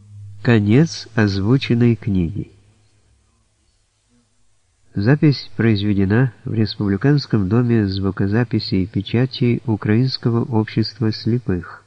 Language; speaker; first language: Russian; native; Russian